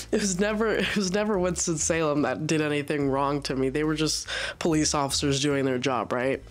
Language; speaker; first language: English; early bilingual, other home language; Spanish